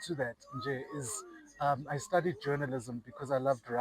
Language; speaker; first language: English; non-native, local second language; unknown